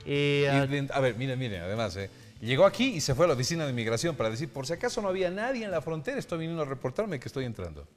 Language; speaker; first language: Spanish; native; Spanish